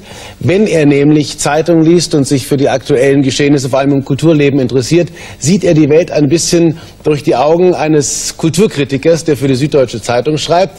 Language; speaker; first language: German; native; German